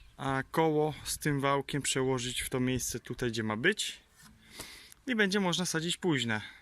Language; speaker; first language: Polish; native; Polish